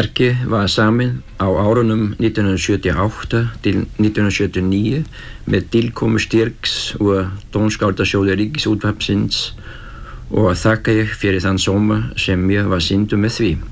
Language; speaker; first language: Icelandic; non-native, fluent; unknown